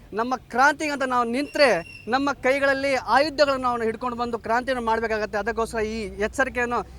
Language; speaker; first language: Kannada; non-native, local second language; Lambadi